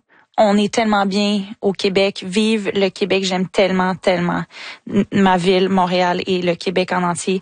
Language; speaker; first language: French; native; French